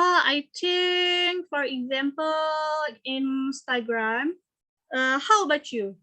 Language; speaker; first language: English; non-native, learner; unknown